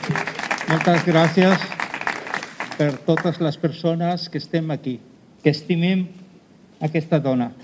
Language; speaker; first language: Catalan; non-native, local second language; Spanish